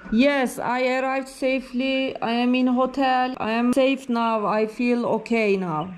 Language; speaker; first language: English; non-native, learner; Turkish